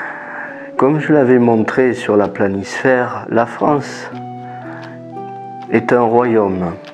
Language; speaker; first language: French; native; French